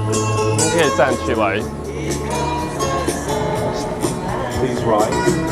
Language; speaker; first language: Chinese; early bilingual, heritage; English